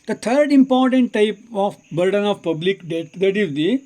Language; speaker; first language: English; non-native, local second language; Kannada